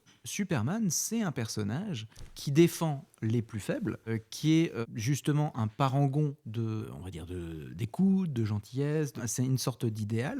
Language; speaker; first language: French; native; French